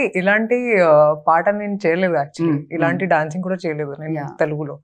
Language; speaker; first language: Telugu; non-native, fluent; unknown